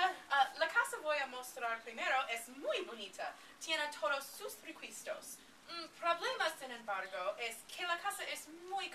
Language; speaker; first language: Spanish; non-native, learner; English